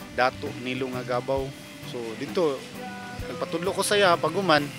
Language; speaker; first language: Cebuano; non-native, local second language; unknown